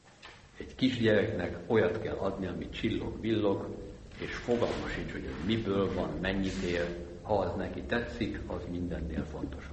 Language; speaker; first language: Hungarian; native; Hungarian